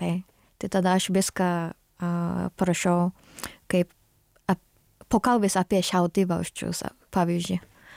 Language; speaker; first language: Lithuanian; non-native, learner; Japanese